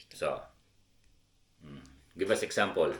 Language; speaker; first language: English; non-native, local second language; Filipino